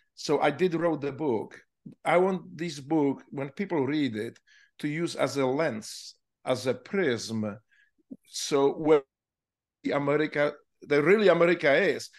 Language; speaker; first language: English; non-native, fluent; Polish